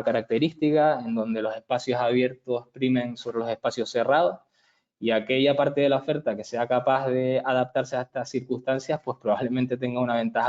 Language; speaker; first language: Spanish; native; Spanish